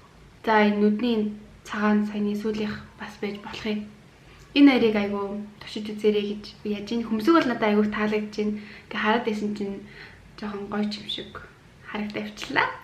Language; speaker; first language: Mongolian; native; Mongolian